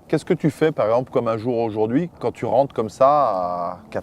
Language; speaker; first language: French; native; French